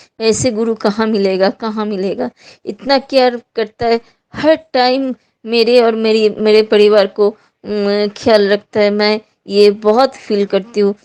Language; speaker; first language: Hindi; non-native, local second language; Bangla